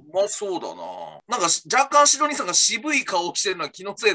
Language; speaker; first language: Japanese; native; Japanese